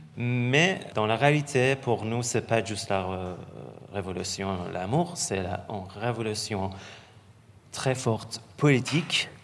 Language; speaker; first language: French; non-native, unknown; Persian